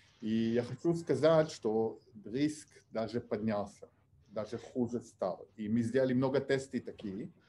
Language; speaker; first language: Russian; early bilingual, heritage; Russian